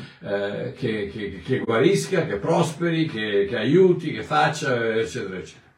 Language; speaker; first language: Italian; native; Italian